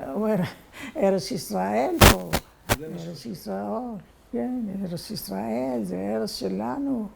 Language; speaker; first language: Hebrew; non-native, fluent; Arabic